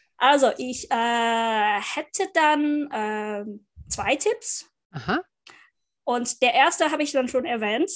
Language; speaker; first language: German; non-native, fluent; Vietnamese